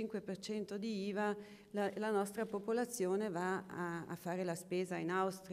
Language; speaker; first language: Italian; non-native, local second language; German